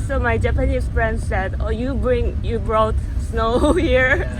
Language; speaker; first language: English; non-native, learner; Korean